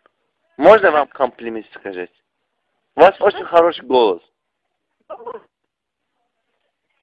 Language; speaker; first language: Russian; non-native, local second language; Azerbaijani